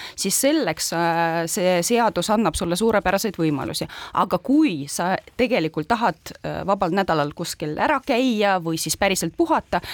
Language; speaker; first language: Estonian; non-native, local second language; Russian